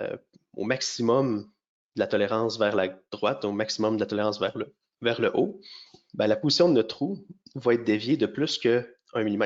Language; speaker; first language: French; native; French